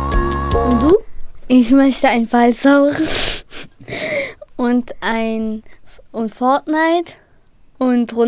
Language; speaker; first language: German; early bilingual, other home language; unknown